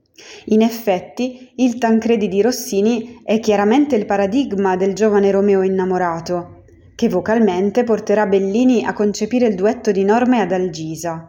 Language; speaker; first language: Italian; native; Italian